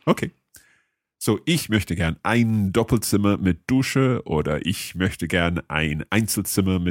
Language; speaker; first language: German; non-native, learner; English